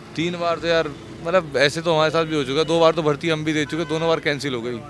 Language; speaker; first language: Hindi; native; Hindi